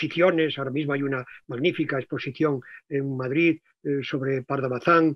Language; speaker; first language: Spanish; native; Spanish